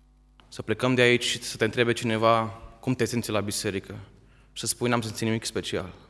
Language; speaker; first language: Romanian; native; Romanian